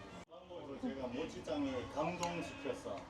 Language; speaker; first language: Korean; native; Korean